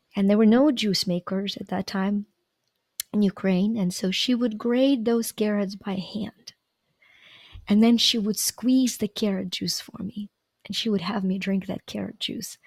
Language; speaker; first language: English; non-native, fluent; Ukrainian